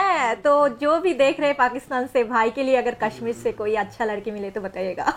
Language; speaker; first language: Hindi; non-native, learner; Bangla